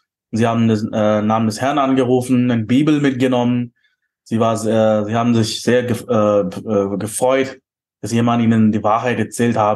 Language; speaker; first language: German; non-native, fluent; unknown